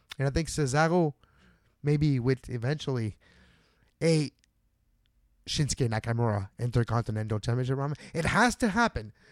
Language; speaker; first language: English; non-native, local second language; French